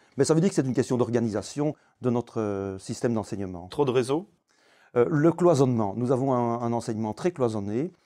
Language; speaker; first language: French; native; French